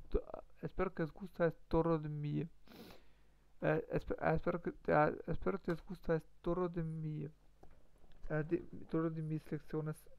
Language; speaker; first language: Spanish; non-native, learner; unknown